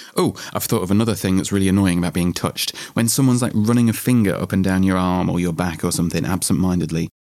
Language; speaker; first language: English; native; English